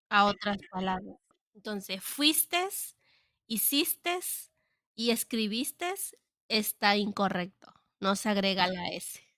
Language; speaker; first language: Spanish; native; Spanish